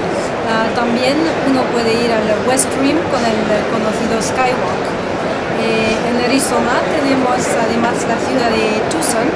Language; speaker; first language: Spanish; non-native, fluent; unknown